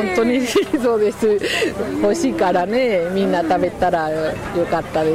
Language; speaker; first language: Japanese; non-native, learner; Spanish